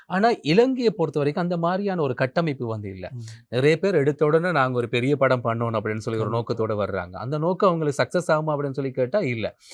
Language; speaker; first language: Tamil; native; Tamil